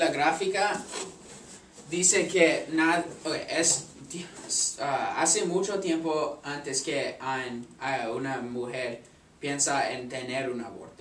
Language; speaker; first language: Spanish; non-native, learner; English